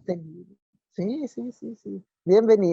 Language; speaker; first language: Spanish; non-native, fluent; Portuguese